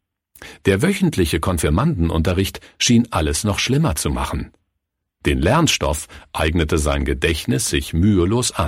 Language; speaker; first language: German; native; German